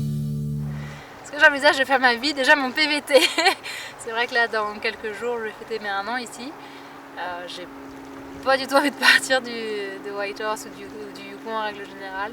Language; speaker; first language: French; native; French